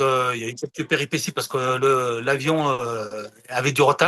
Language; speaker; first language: French; native; French